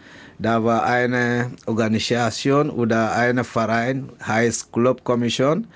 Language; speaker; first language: German; non-native, learner; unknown